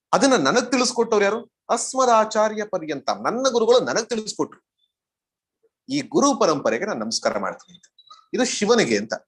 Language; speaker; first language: Kannada; native; Kannada